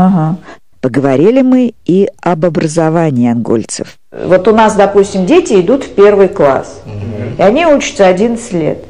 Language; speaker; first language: Russian; native; Russian